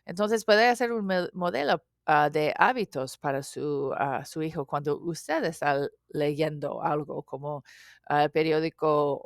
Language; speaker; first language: Spanish; non-native, learner; English